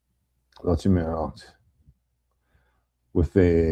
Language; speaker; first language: Irish; non-native, learner; English